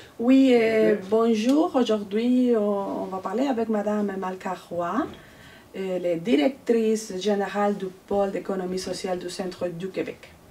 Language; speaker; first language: French; non-native, fluent; Spanish